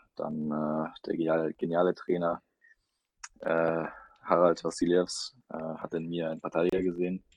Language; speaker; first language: German; early bilingual, other home language; Russian